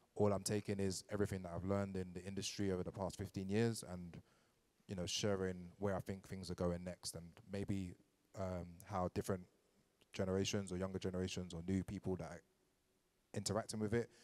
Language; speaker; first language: English; native; English